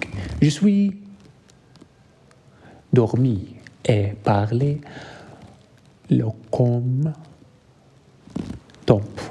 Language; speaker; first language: French; non-native, learner; Arabic